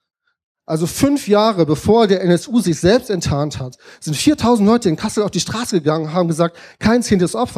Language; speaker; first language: German; native; German